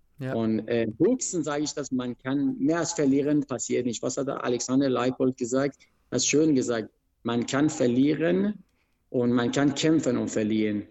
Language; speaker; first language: German; non-native, fluent; Persian